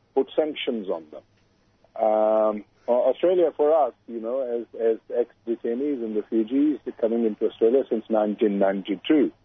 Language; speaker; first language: English; non-native, local second language; Urdu